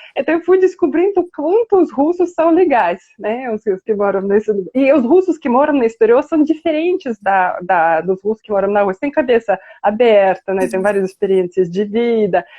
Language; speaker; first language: Portuguese; non-native, fluent; Russian